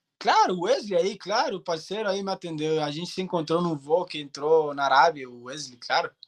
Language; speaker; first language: Portuguese; non-native, fluent; Spanish